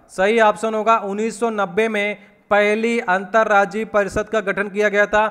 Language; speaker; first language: Hindi; native; Hindi